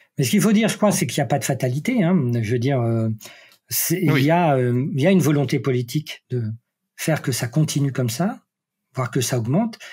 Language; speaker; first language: French; native; French